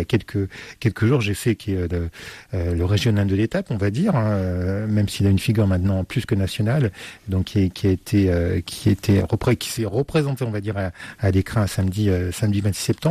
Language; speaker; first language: French; native; French